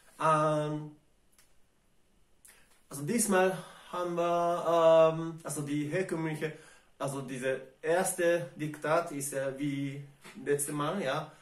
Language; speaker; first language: German; non-native, fluent; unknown